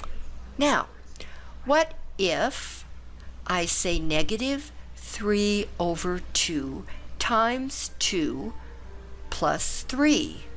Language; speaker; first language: English; native; English